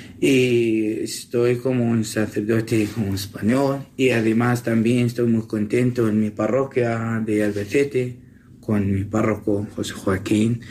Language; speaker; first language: Spanish; non-native, learner; Assyrian Neo-Aramaic